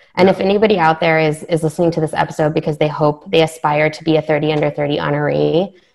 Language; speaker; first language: English; native; English